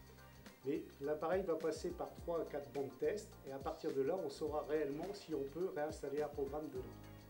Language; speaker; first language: French; native; French